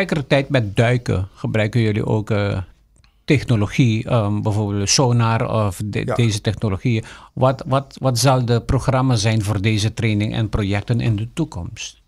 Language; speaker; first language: Dutch; non-native, local second language; Papiamento